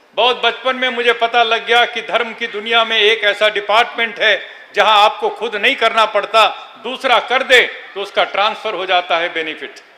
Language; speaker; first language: Hindi; non-native, local second language; Telugu